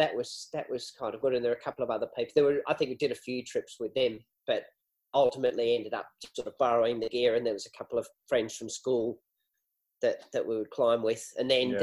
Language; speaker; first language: English; native; English